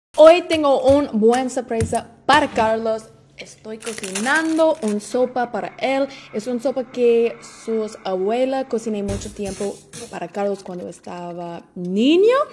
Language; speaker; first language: Spanish; non-native, learner; English